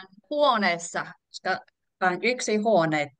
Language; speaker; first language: Finnish; non-native, learner; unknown